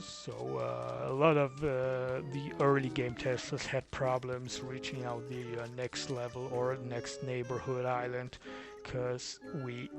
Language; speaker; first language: English; non-native, fluent; German